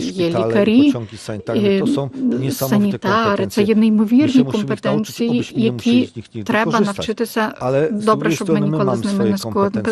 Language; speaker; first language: Ukrainian; non-native, fluent; Polish